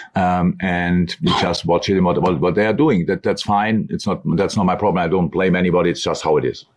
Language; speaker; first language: English; non-native, fluent; German